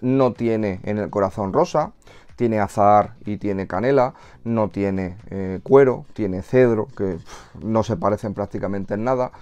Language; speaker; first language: Spanish; native; Spanish